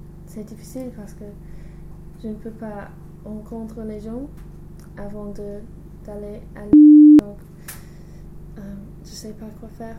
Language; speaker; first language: French; non-native, learner; English